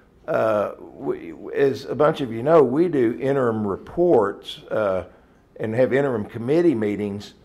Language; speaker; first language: English; native; English